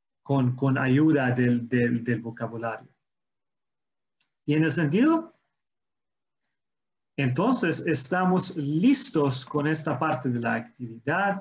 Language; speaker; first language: Spanish; non-native, fluent; English